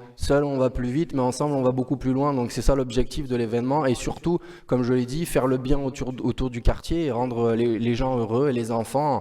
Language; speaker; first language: French; native; French